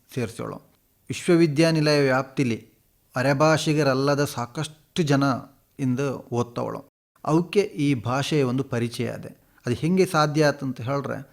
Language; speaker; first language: Kannada; native; Kannada